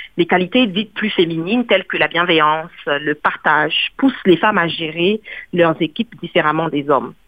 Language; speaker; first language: French; non-native, local second language; Kongo